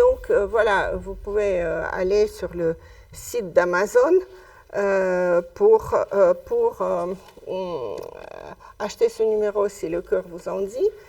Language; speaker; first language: French; non-native, fluent; Russian